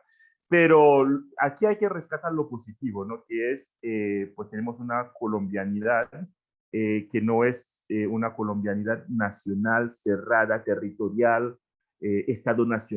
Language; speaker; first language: Spanish; non-native, fluent; Haitian Creole